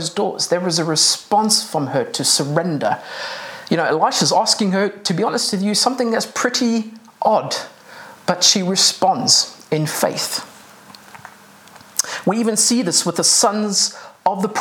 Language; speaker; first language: English; native; English